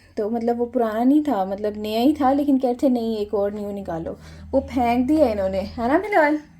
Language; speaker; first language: Urdu; non-native, local second language; Punjabi